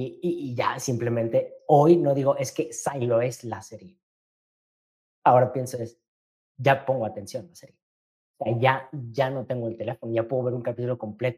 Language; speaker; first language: Spanish; native; Spanish